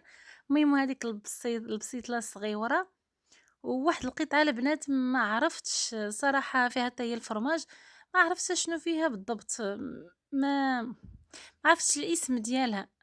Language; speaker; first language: Arabic; native; Arabic